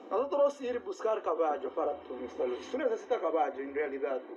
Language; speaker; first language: Spanish; non-native, learner; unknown